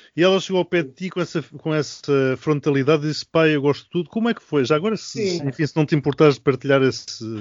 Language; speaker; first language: Portuguese; native; Portuguese